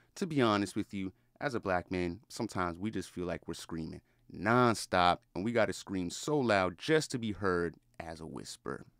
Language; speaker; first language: English; native; English